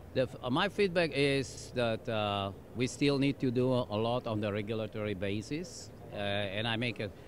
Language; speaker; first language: English; non-native, fluent; German